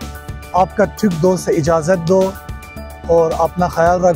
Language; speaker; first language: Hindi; non-native, learner; Turkish